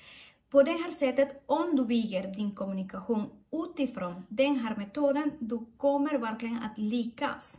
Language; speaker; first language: Swedish; non-native, fluent; Spanish